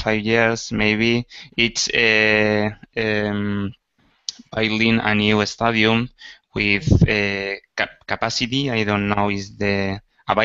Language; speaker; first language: English; non-native, learner; Spanish